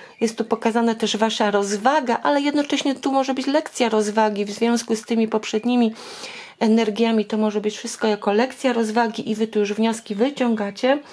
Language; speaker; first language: Polish; native; Polish